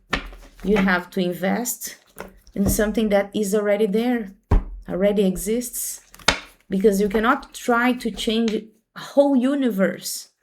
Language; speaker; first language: English; non-native, fluent; Portuguese